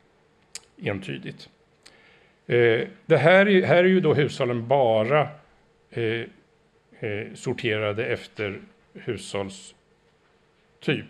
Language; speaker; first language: Swedish; native; Swedish